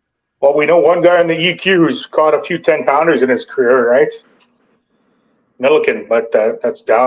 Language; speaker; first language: English; native; English